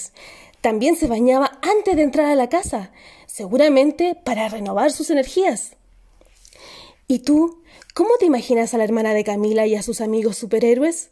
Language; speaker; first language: Spanish; native; Spanish